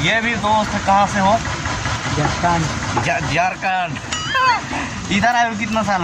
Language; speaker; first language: Hindi; non-native, local second language; Chhattisgarhi